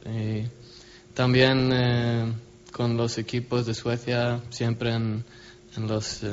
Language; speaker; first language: Spanish; non-native, learner; Swedish